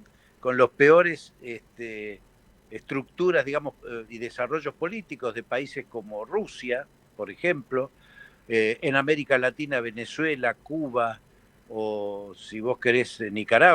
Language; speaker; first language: Spanish; native; Spanish